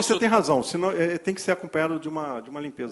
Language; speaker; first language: Portuguese; native; Portuguese